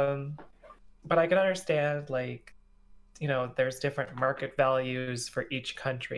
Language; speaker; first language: English; native; English